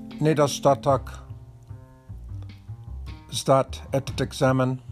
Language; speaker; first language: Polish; non-native, learner; English